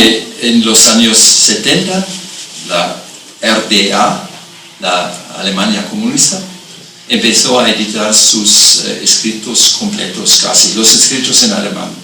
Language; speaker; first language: Spanish; non-native, fluent; German